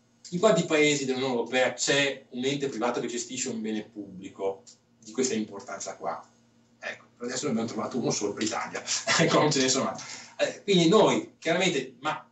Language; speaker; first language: Italian; native; Italian